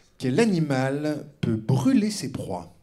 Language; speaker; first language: French; native; French